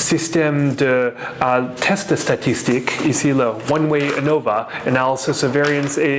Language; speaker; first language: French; non-native, learner; English